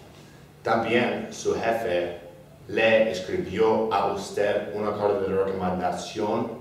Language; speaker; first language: Spanish; non-native, learner; English